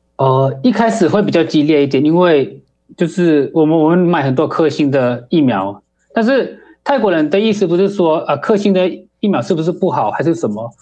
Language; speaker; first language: Chinese; early bilingual, heritage; Chinese